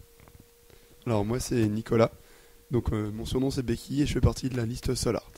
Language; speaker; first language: French; native; French